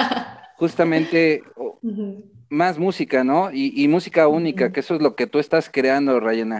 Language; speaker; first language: Spanish; native; Spanish